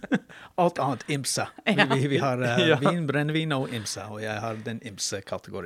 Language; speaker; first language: Norwegian; non-native, fluent; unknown